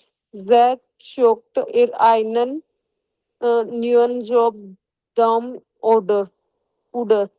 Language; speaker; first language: German; non-native, learner; Hindi